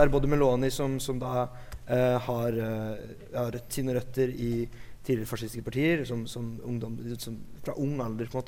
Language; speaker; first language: Norwegian; non-native, fluent; Italian